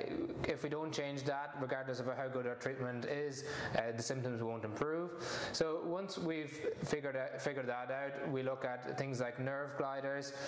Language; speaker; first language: English; native; English